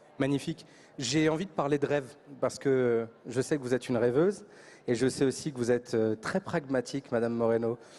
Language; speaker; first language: French; native; French